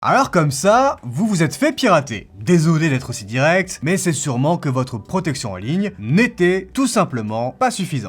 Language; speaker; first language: French; native; French